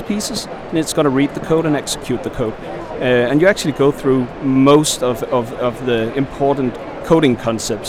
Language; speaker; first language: English; non-native, fluent; Danish